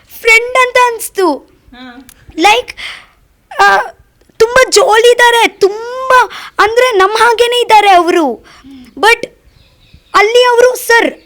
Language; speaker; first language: Kannada; non-native, learner; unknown